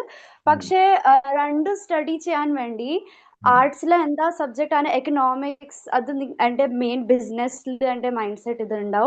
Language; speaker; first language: Malayalam; early bilingual, heritage; Malayalam